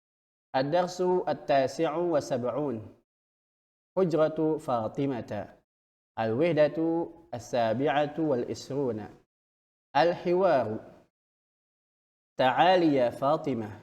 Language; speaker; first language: Arabic; non-native, fluent; Indonesian